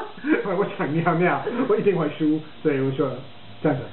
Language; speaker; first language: Chinese; non-native, learner; English